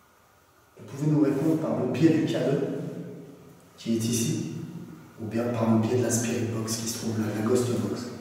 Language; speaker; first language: French; native; French